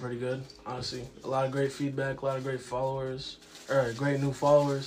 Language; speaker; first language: English; early bilingual, other home language; Ukrainian